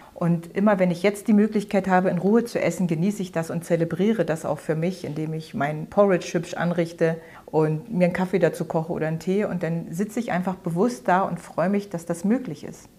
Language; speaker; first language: German; native; German